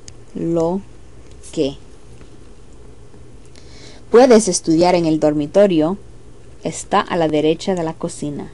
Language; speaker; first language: Spanish; non-native, fluent; English